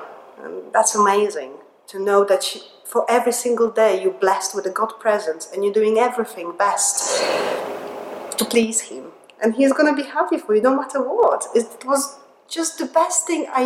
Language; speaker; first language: English; non-native, fluent; Polish